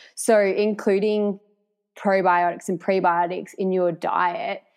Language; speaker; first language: English; native; English